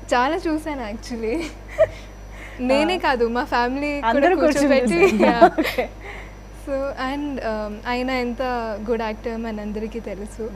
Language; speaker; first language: Telugu; non-native, fluent; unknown